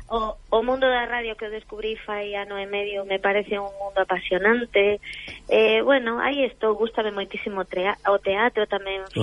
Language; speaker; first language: Galician; non-native, local second language; Spanish